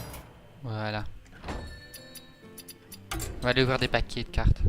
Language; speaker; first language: French; native; French